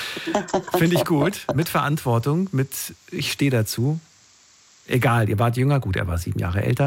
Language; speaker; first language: German; native; German